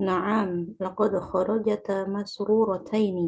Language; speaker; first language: Arabic; non-native, learner; Indonesian